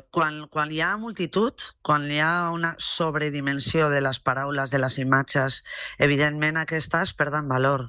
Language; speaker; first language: Catalan; non-native, local second language; Spanish